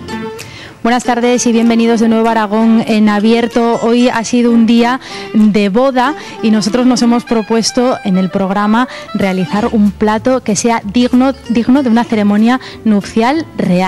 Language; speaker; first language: Spanish; native; Spanish